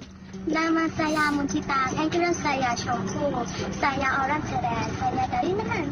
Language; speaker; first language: Indonesian; non-native, learner; Thai